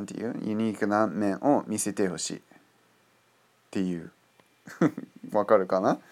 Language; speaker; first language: Japanese; non-native, fluent; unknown